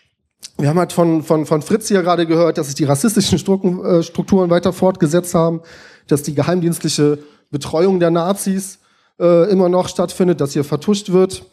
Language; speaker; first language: German; native; German